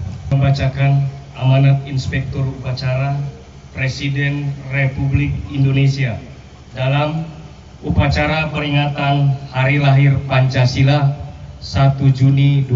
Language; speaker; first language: Indonesian; native; Indonesian